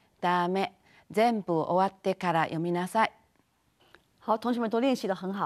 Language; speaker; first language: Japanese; non-native, fluent; Chinese